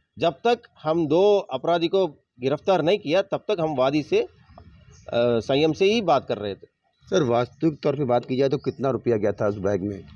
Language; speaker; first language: Hindi; native; Hindi